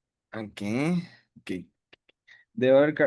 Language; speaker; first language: English; non-native, learner; Spanish